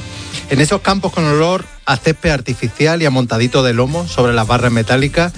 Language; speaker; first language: Spanish; native; Spanish